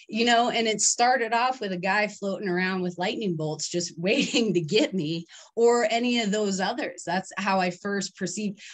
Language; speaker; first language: English; native; English